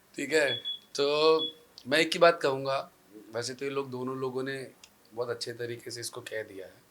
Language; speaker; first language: Hindi; native; Hindi